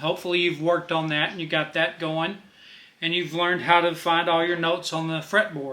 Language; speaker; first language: English; native; English